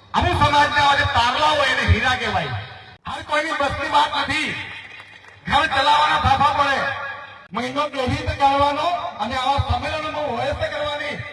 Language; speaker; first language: Gujarati; non-native, local second language; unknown